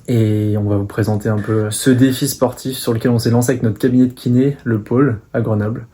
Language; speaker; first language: French; native; French